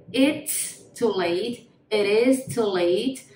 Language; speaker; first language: English; non-native, fluent; Portuguese